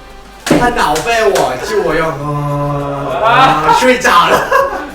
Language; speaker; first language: Chinese; non-native, fluent; Thai